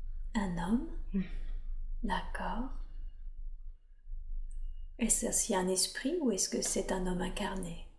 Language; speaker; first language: French; native; French